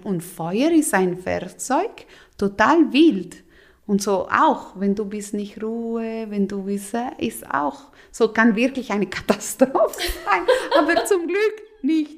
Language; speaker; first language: German; non-native, local second language; Italian